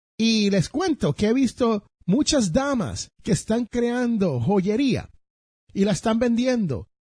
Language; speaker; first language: Spanish; early bilingual, heritage; Spanish